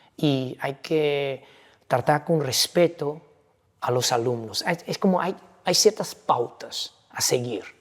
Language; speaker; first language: Spanish; non-native, fluent; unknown